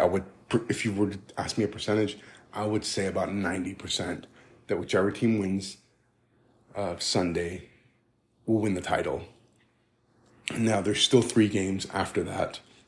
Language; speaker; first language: English; early bilingual, other home language; Greek